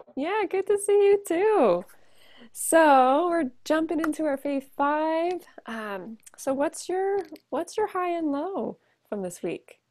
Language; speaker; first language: English; native; English